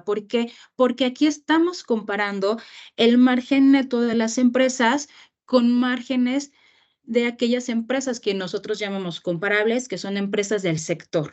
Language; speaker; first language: Spanish; native; Spanish